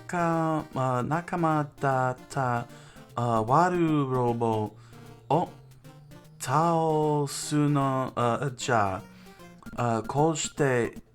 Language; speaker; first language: Japanese; non-native, learner; English